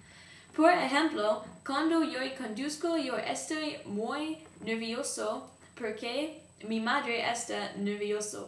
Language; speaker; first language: Spanish; non-native, learner; English